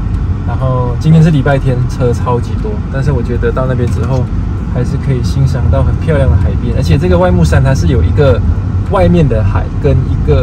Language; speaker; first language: Chinese; native; Chinese